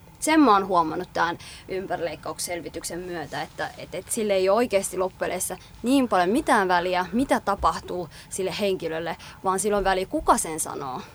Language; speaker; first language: Finnish; early bilingual, other home language; Somali